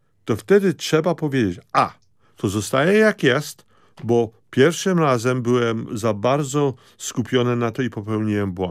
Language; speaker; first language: Polish; early bilingual, heritage; Polish